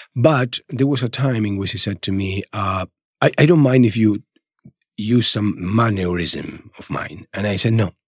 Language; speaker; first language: English; non-native, fluent; Spanish